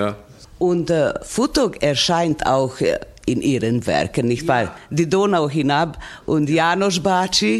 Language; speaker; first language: German; non-native, local second language; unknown